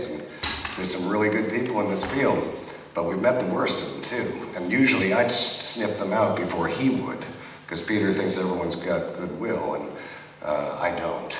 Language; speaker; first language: English; native; English